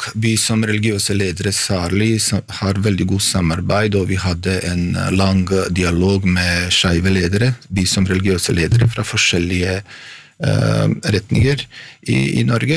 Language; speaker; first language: Norwegian; non-native, fluent; Bosnian